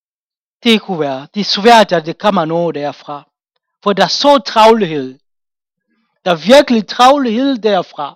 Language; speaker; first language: Danish; non-native, fluent; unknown